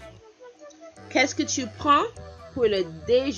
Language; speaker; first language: French; non-native, fluent; English